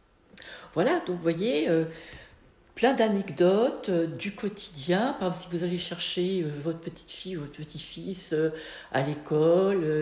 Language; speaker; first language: French; native; French